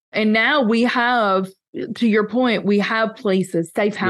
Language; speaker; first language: English; native; English